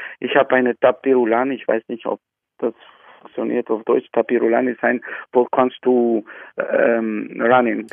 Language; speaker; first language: German; non-native, learner; Albanian